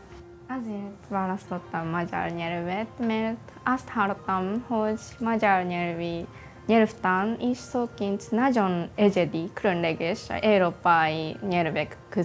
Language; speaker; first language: Hungarian; non-native, learner; Japanese